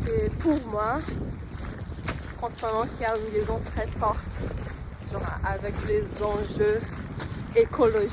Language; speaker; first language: French; non-native, learner; Portuguese